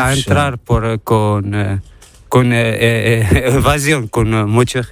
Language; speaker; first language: Spanish; non-native, learner; Arabic